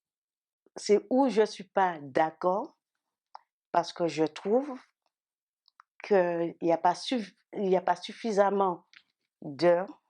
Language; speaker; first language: French; native; French